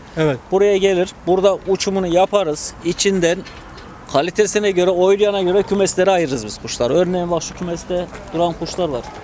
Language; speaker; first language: Turkish; native; Turkish